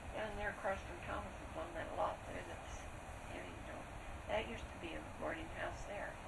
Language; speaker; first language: English; native; English